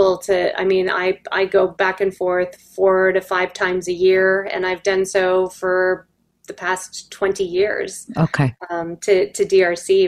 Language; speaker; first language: English; native; English